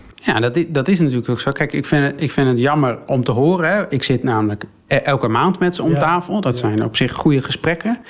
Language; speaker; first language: Dutch; early bilingual, other home language; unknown